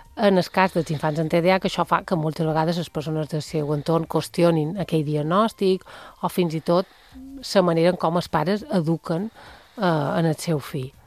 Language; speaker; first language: Catalan; native; Catalan